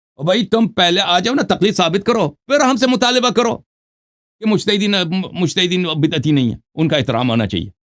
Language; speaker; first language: Urdu; non-native, fluent; Persian